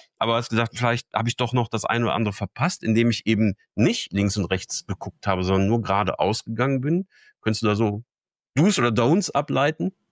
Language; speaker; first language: German; native; German